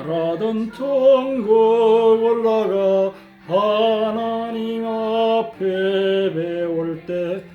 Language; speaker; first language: Korean; native; Korean